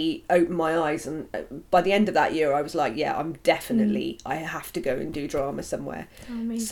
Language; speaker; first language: English; native; English